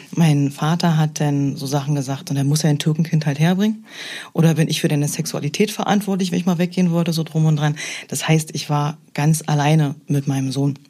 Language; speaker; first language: German; native; German